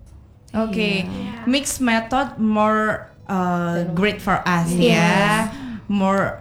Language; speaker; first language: English; non-native, learner; Indonesian